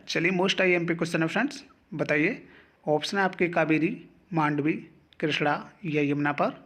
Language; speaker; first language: Hindi; native; Hindi